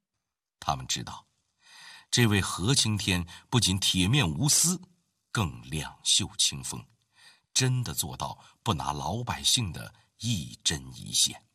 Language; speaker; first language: Chinese; native; Chinese